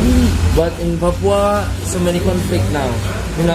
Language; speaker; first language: English; non-native, learner; Indonesian